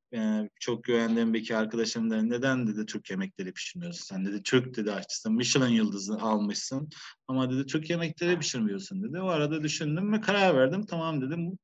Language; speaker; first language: Turkish; native; Turkish